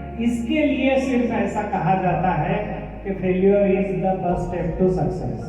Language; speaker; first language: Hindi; non-native, local second language; Marathi